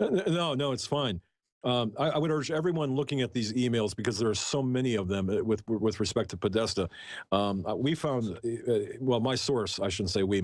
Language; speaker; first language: English; native; English